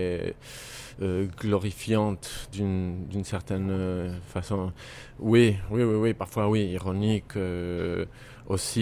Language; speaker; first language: French; non-native, fluent; Spanish